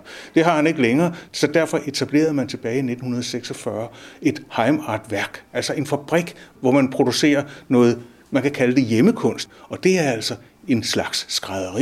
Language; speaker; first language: Danish; native; Danish